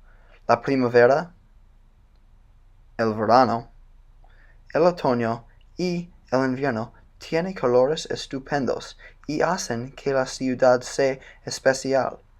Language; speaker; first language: Spanish; non-native, learner; English